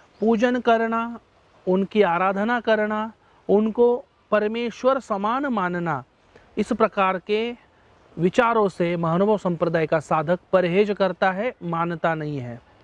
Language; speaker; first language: Hindi; non-native, local second language; Marathi